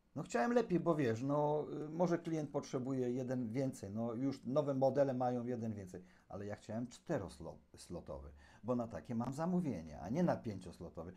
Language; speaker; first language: Polish; native; Polish